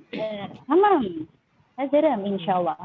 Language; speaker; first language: Turkish; non-native, learner; Indonesian